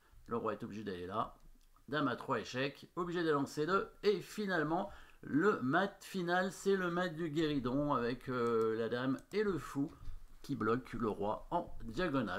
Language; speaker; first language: French; native; French